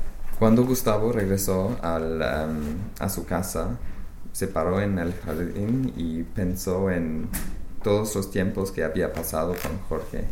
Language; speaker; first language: Spanish; non-native, learner; English